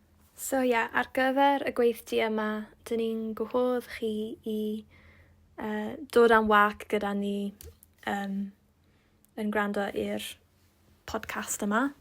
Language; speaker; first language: Welsh; non-native, local second language; English